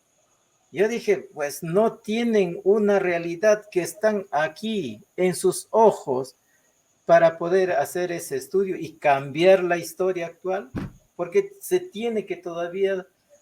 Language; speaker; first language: Spanish; non-native, local second language; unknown